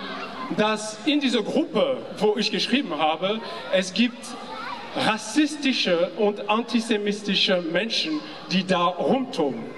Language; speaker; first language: German; non-native, fluent; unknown